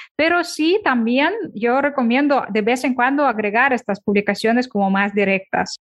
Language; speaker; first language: Spanish; non-native, fluent; Ukrainian